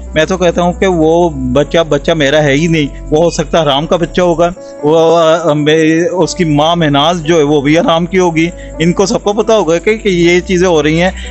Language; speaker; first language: Urdu; non-native, local second language; Punjabi